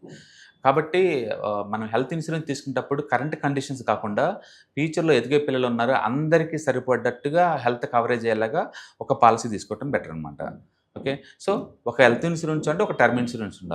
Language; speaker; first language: Telugu; native; Telugu